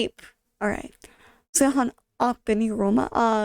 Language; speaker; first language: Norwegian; non-native, learner; English